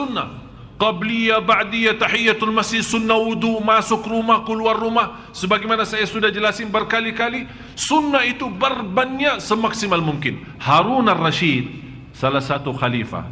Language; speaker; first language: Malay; non-native, fluent; Arabic